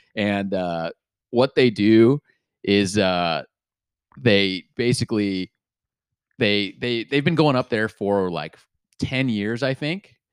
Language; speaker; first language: English; native; English